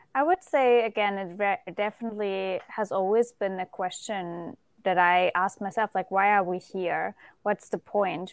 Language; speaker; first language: English; non-native, fluent; German